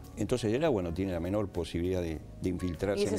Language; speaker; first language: Spanish; native; Spanish